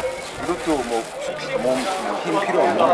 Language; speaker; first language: Korean; early bilingual, heritage; Korean